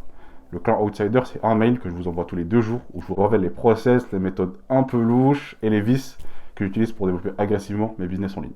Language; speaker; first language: French; native; French